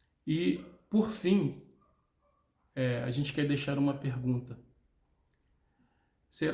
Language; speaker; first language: Portuguese; native; Portuguese